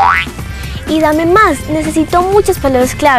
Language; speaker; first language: Spanish; native; Spanish